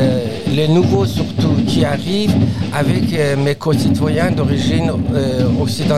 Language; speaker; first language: French; non-native, fluent; Persian